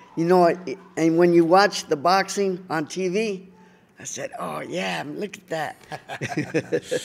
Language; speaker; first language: English; early bilingual, other home language; Spanish